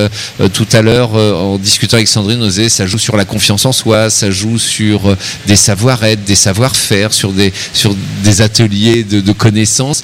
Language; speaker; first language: French; native; French